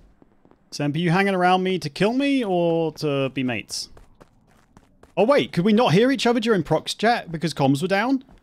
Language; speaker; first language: English; native; English